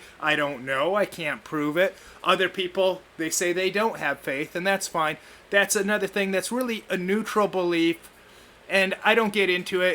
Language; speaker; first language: English; native; English